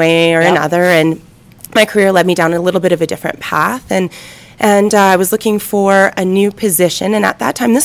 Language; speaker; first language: English; native; English